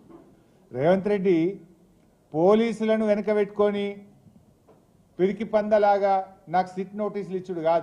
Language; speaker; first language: Telugu; native; Telugu